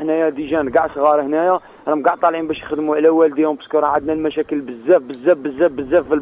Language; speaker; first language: Arabic; native; Arabic